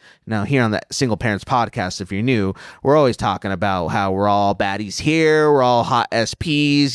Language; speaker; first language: English; native; English